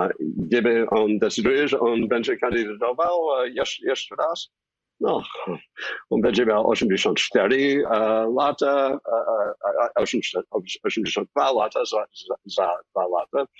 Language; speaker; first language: Polish; non-native, fluent; English